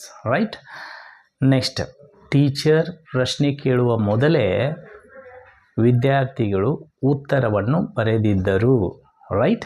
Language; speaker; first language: Kannada; native; Kannada